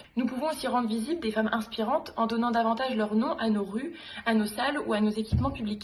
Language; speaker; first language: French; native; French